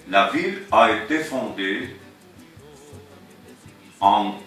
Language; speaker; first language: French; non-native, learner; Spanish